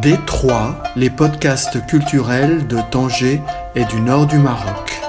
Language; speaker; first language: French; native; French